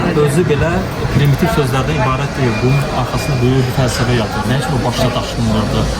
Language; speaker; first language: Azerbaijani; native; Azerbaijani